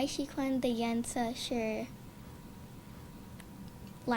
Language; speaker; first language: Chinese; non-native, learner; English